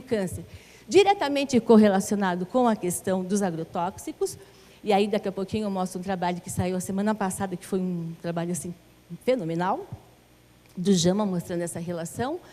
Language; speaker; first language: Portuguese; native; Portuguese